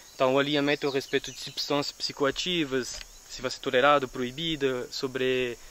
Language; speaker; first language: Portuguese; non-native, fluent; French